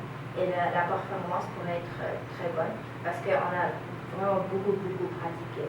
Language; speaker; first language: French; non-native, learner; English